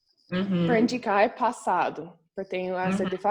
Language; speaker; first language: Portuguese; non-native, fluent; English